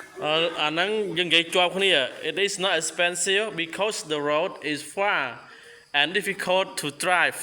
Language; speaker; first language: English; non-native, learner; Khmer